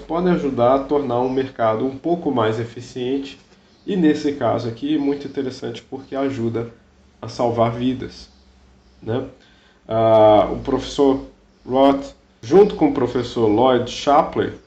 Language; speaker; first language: Portuguese; native; Portuguese